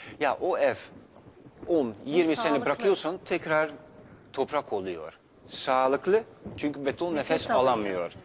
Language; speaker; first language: Turkish; non-native, fluent; Dutch